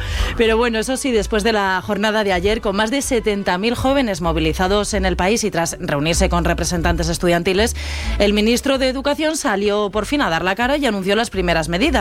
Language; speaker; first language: Spanish; native; Spanish